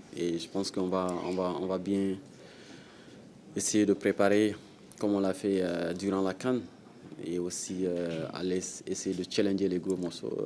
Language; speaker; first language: French; non-native, local second language; Wolof